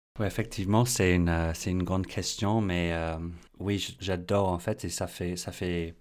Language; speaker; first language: French; non-native, fluent; English